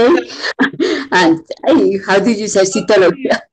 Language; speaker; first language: English; non-native, learner; Spanish